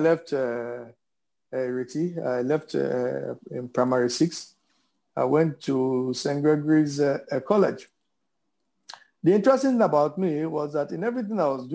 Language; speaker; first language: English; non-native, local second language; Yoruba